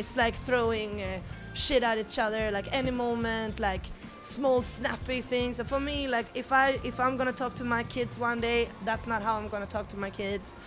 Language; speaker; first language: English; non-native, fluent; Swedish